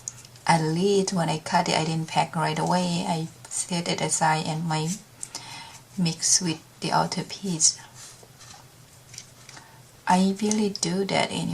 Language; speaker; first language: English; non-native, learner; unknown